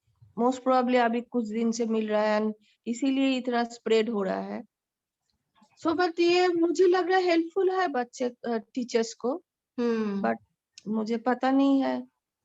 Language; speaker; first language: Hindi; non-native, local second language; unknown